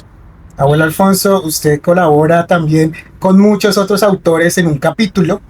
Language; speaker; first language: Spanish; native; Spanish